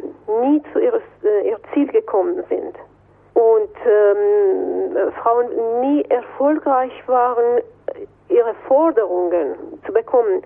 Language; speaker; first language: German; non-native, fluent; Persian